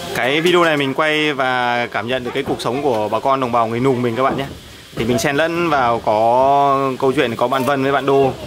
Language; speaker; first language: Vietnamese; non-native, local second language; Hmong